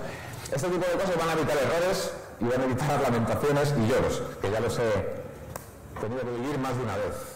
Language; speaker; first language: Spanish; native; Spanish